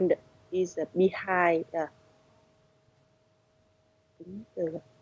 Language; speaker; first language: English; non-native, learner; Vietnamese